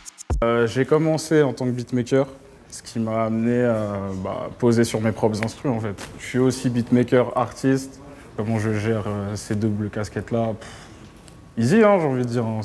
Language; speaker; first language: French; native; French